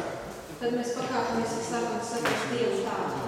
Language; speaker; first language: Latvian; non-native, local second language; Russian